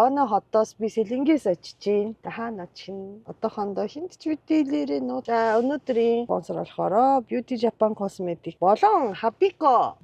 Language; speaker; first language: Mongolian; native; Mongolian